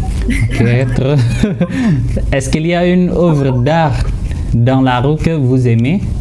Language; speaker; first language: French; non-native, fluent; Indonesian